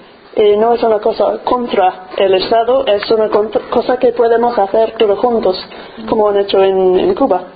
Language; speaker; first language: Spanish; non-native, fluent; English